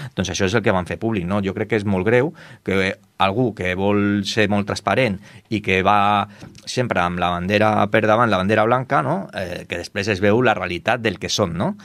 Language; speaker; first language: Catalan; non-native, local second language; Spanish